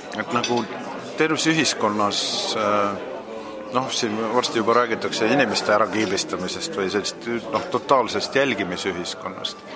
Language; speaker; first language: Estonian; native; Estonian